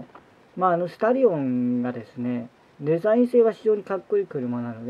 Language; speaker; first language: Japanese; native; Japanese